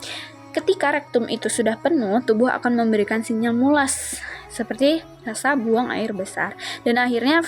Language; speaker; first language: Indonesian; native; Indonesian